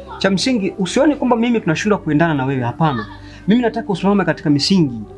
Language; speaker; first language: Swahili; native; Swahili